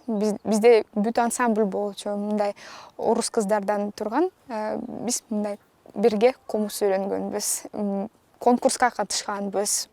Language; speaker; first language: Kyrgyz; non-native, local second language; Russian